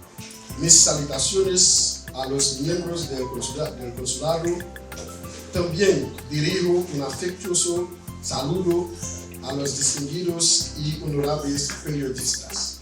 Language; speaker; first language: Spanish; non-native, fluent; Haitian Creole